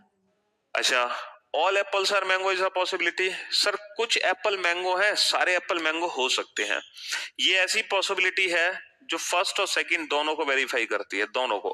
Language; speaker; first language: Hindi; native; Hindi